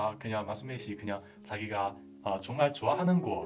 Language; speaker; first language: Korean; non-native, fluent; Chinese